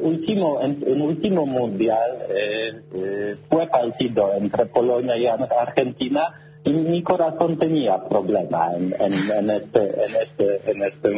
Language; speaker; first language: Spanish; non-native, learner; Polish